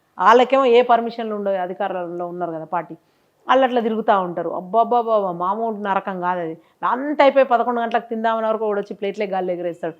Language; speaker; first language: Telugu; native; Telugu